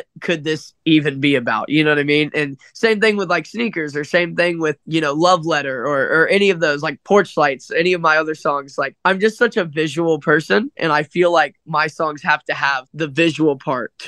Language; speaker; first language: English; native; English